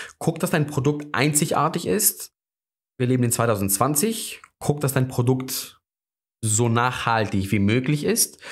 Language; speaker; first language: German; non-native, fluent; Greek